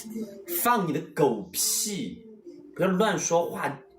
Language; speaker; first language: Chinese; native; Chinese